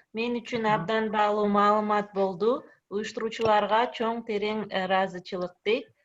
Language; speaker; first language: Kyrgyz; native; Kyrgyz